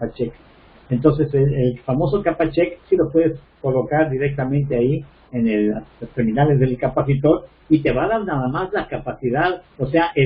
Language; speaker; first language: Spanish; native; Spanish